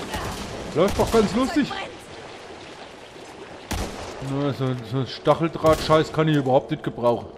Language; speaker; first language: German; native; German